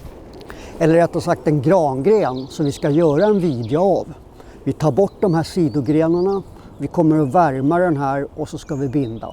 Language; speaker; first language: Swedish; native; Swedish